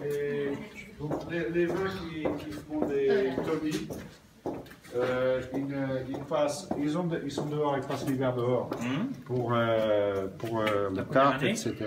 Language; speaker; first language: French; non-native, fluent; Portuguese